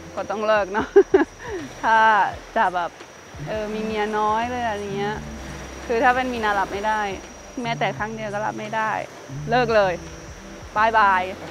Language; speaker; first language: Thai; non-native, fluent; German